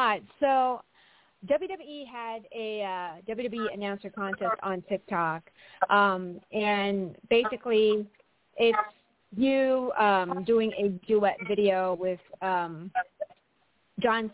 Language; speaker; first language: English; non-native, local second language; Filipino